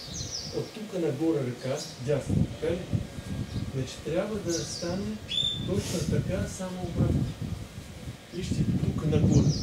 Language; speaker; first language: Bulgarian; non-native, learner; Russian